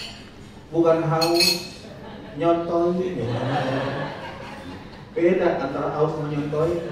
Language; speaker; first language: Indonesian; native; Indonesian